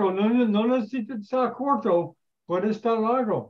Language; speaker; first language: Spanish; non-native, learner; English